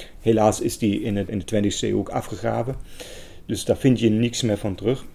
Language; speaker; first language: Dutch; non-native, fluent; German